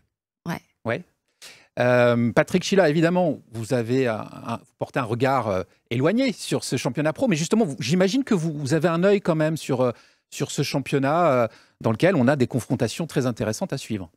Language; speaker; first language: French; native; French